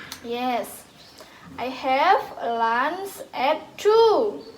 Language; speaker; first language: English; non-native, learner; Indonesian